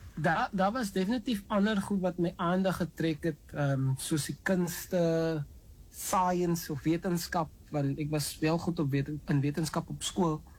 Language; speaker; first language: Afrikaans; native; Afrikaans